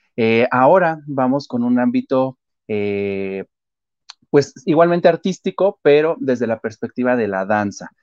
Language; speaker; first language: Spanish; native; Spanish